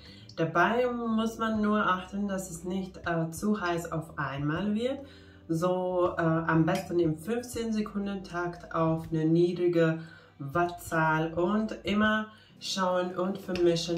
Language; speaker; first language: German; non-native, fluent; Finnish